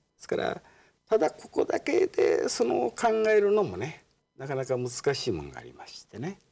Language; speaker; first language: Japanese; native; Japanese